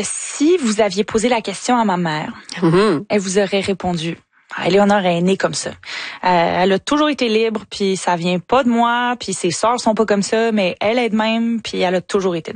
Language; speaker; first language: French; native; French